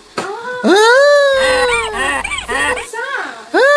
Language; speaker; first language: French; non-native, learner; Filipino